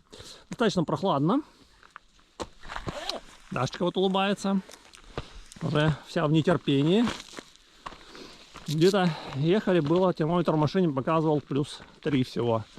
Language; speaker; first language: Russian; native; Russian